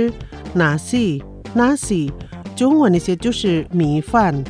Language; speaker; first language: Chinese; early bilingual, heritage; Chinese